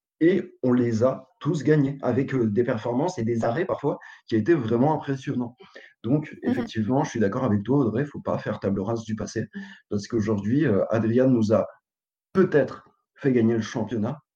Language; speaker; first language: French; native; French